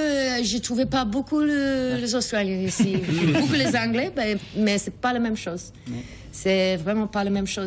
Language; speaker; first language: French; non-native, learner; English